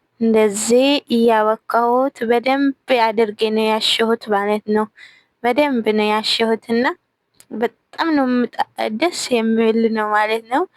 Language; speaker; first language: Amharic; non-native, local second language; Tigrinya